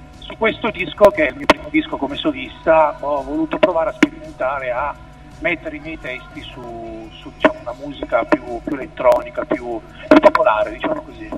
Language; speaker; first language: Italian; native; Italian